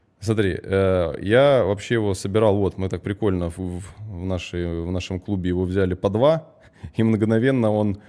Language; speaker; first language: Russian; early bilingual, heritage; Russian